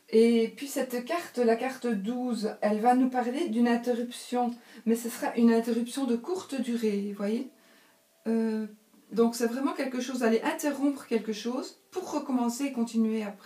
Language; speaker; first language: French; native; French